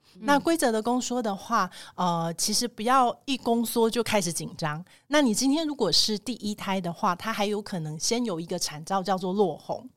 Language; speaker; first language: Chinese; native; Chinese